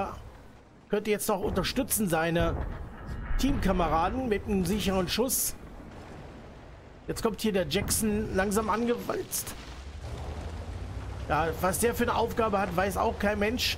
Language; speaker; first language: German; native; German